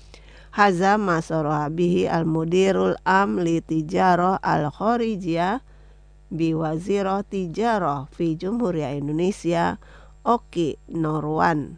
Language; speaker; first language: Arabic; non-native, fluent; Indonesian